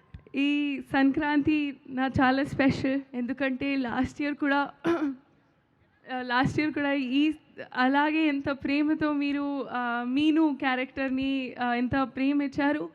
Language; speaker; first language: Telugu; non-native, learner; Hindi